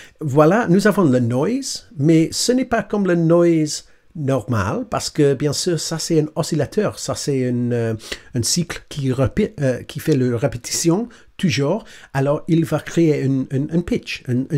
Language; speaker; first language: French; non-native, learner; English